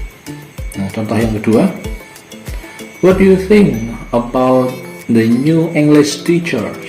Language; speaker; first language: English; non-native, fluent; Indonesian